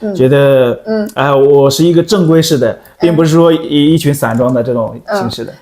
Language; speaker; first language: Chinese; native; Chinese